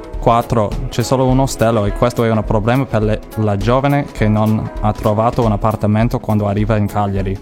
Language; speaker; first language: Italian; non-native, learner; English